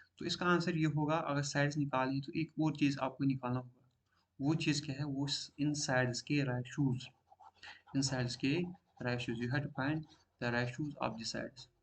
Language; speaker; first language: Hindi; non-native, local second language; Kashmiri